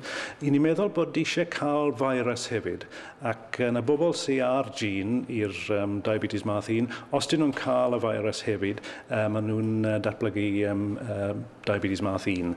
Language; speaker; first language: Welsh; native; Welsh